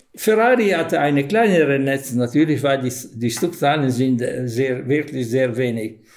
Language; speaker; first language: German; non-native, fluent; Italian